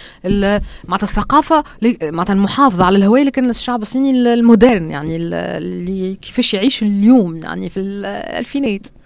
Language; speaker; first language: Arabic; native; Arabic